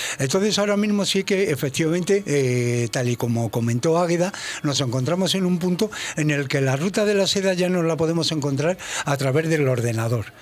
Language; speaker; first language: Spanish; native; Spanish